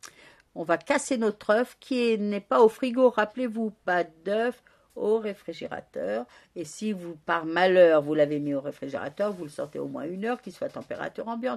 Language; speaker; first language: French; native; French